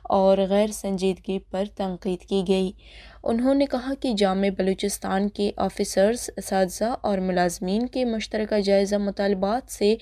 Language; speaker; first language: Urdu; non-native, local second language; Baluchi